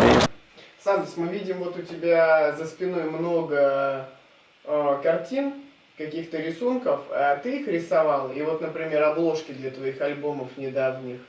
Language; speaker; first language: Russian; native; Russian